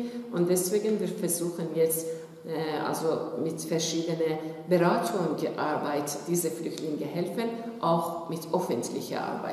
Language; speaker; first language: German; non-native, fluent; Persian